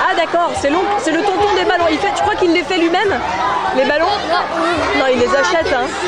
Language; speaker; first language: French; native; French